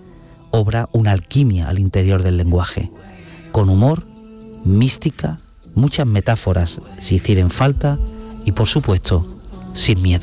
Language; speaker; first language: Spanish; native; Spanish